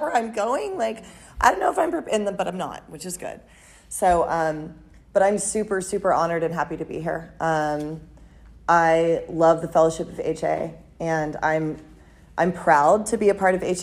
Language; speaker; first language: English; native; English